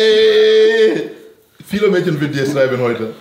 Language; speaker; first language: German; native; German